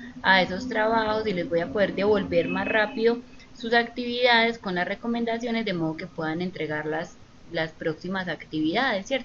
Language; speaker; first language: Spanish; native; Spanish